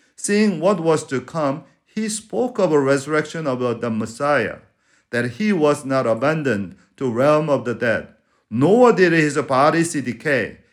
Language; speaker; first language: English; non-native, fluent; Spanish